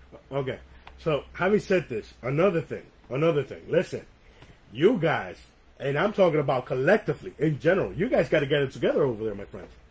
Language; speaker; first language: English; early bilingual, other home language; Spanish